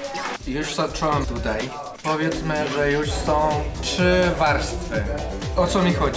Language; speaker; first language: Polish; non-native, learner; Spanish